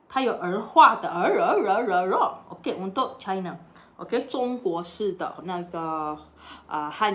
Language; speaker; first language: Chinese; non-native, local second language; Malay